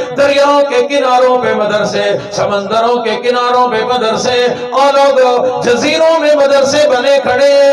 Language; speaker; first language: Urdu; non-native, local second language; Saraiki